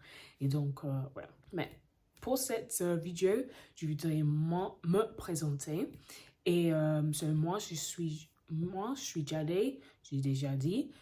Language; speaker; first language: French; non-native, learner; English